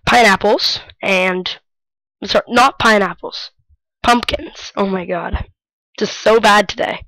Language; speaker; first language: English; native; English